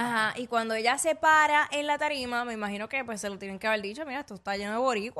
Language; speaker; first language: Spanish; native; Spanish